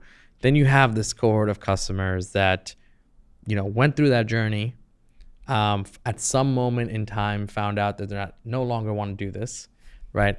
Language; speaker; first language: English; native; English